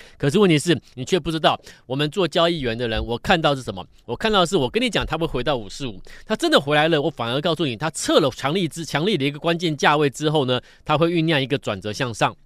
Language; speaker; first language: Chinese; native; Chinese